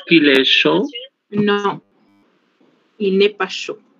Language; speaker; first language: French; non-native, fluent; Spanish